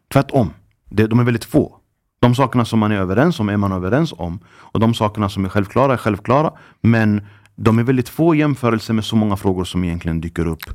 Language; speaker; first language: Swedish; early bilingual, other home language; Arabic